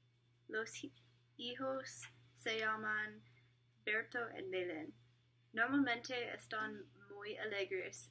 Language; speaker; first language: Spanish; non-native, learner; English